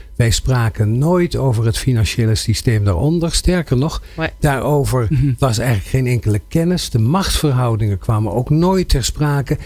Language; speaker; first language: Dutch; native; Dutch